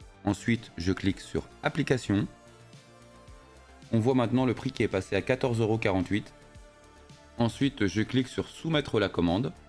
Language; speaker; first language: French; native; French